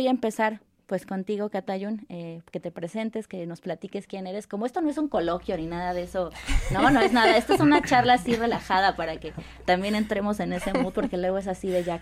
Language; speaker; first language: Spanish; native; Spanish